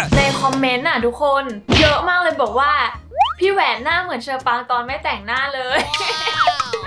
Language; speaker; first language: Thai; native; Thai